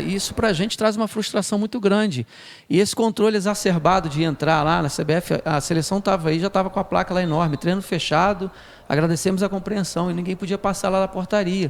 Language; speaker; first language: Portuguese; native; Portuguese